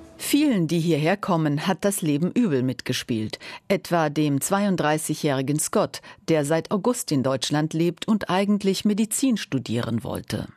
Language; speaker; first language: German; native; German